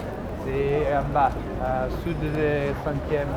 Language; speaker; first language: French; non-native, learner; Italian